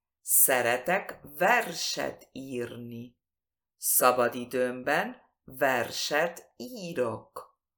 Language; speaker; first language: Hungarian; early bilingual, heritage; Spanish